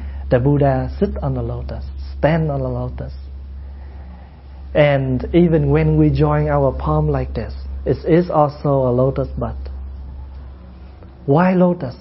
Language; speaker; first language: English; non-native, fluent; Vietnamese